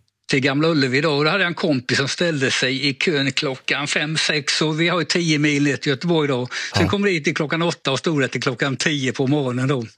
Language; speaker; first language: Swedish; native; Swedish